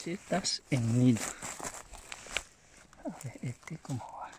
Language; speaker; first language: Spanish; non-native, learner; Japanese